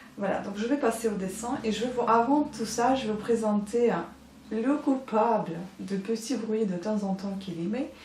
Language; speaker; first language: French; non-native, fluent; Ukrainian